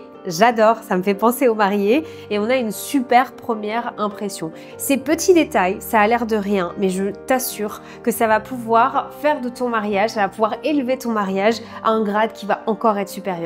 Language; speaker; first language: French; native; French